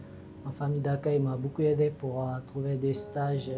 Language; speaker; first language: French; non-native, fluent; Tigrinya